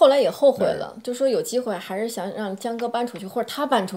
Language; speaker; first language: Chinese; native; Chinese